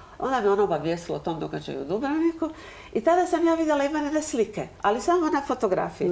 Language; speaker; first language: Croatian; native; Croatian